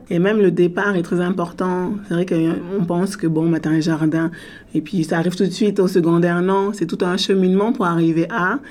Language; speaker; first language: French; native; French